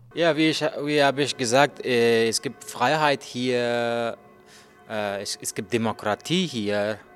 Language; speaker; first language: German; non-native, learner; Persian